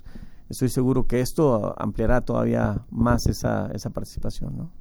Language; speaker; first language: Spanish; native; Spanish